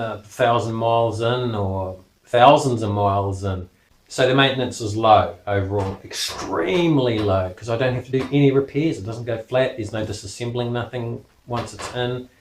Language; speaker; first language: English; native; English